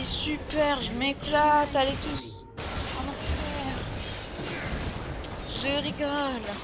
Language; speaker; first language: French; native; French